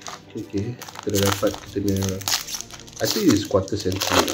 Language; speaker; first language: English; non-native, local second language; Malay